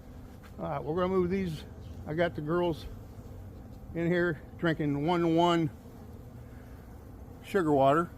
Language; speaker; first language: English; native; English